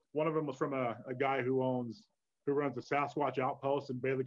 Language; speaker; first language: English; native; English